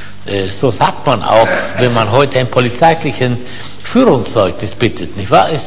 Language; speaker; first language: German; non-native, fluent; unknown